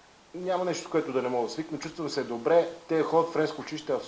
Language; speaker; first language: Bulgarian; native; Bulgarian